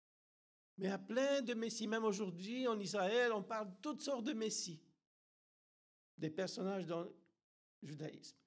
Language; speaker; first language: French; non-native, fluent; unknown